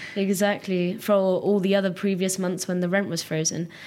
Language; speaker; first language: English; native; English